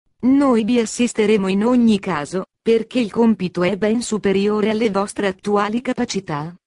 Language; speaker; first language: Italian; native; Italian